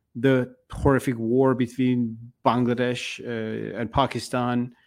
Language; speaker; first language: English; non-native, fluent; Turkish